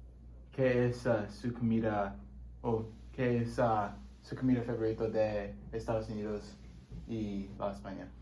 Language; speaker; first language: Spanish; non-native, learner; English